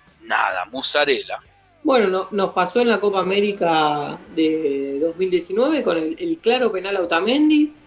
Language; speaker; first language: Spanish; native; Spanish